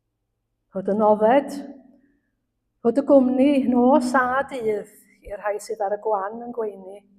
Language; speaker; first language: Welsh; native; Welsh